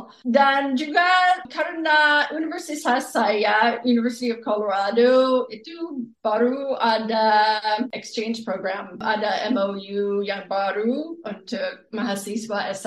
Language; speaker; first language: Indonesian; non-native, fluent; English